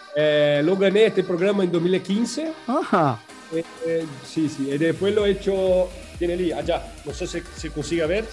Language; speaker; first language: Spanish; non-native, learner; Portuguese